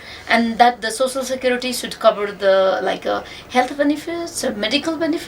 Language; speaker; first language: English; non-native, fluent; Nepali